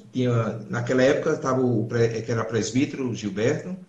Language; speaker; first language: Portuguese; native; Portuguese